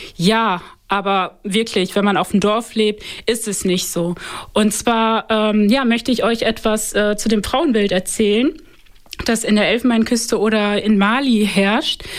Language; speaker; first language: German; early bilingual, other home language; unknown